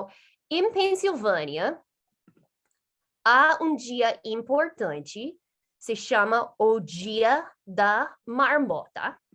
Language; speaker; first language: Portuguese; non-native, fluent; English